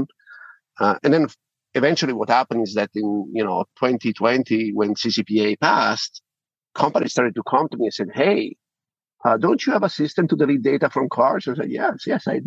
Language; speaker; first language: English; non-native, fluent; Italian